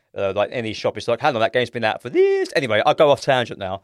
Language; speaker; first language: English; native; English